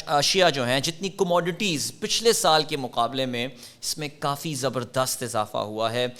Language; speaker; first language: Urdu; native; Urdu